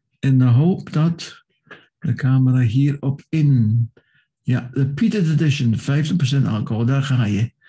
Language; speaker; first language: Dutch; non-native, fluent; English